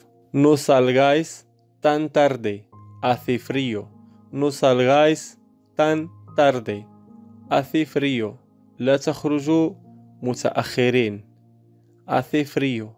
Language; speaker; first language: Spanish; non-native, learner; Arabic